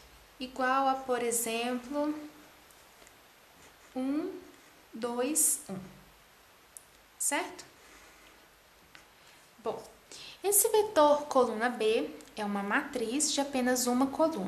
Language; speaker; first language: Portuguese; native; Portuguese